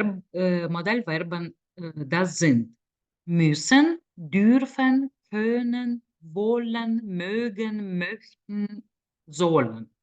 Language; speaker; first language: German; non-native, fluent; Lithuanian